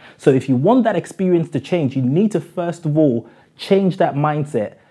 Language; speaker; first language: English; native; English